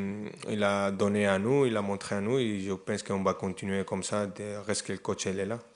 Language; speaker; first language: French; non-native, fluent; Spanish